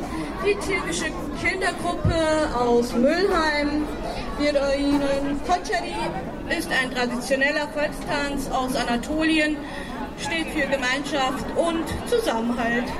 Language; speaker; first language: German; early bilingual, other home language; Turkish